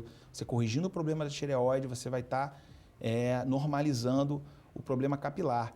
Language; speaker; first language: Portuguese; native; Portuguese